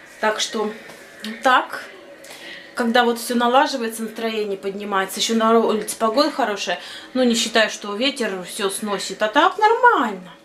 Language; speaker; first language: Russian; native; Russian